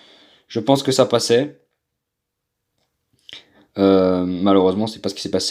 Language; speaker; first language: French; native; French